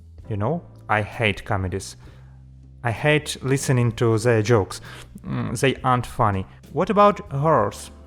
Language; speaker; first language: English; non-native, learner; Ukrainian